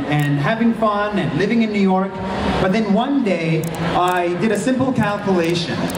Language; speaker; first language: English; non-native, fluent; Arabic